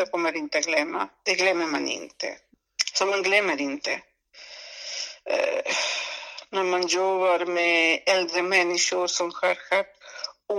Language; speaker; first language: Swedish; non-native, fluent; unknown